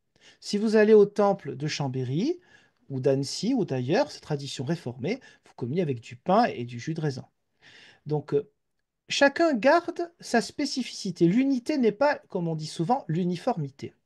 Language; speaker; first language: French; native; French